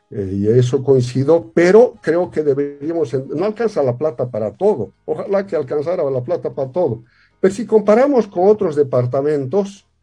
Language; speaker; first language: Spanish; native; Spanish